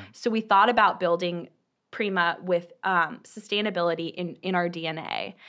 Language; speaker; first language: English; native; English